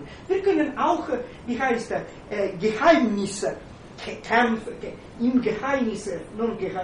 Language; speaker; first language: German; non-native, fluent; Italian